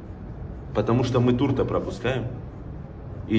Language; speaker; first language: Russian; native; Russian